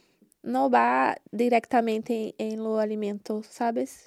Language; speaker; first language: Spanish; non-native, learner; Portuguese